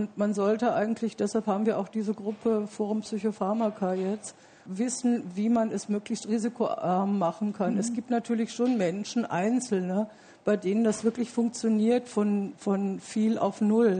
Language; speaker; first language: German; native; German